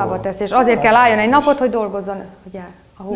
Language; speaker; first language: Hungarian; native; Hungarian